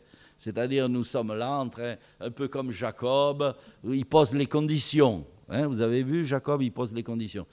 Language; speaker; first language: French; native; French